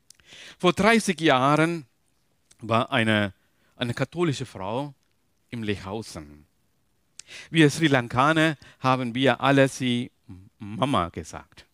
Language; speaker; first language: German; non-native, learner; Tamil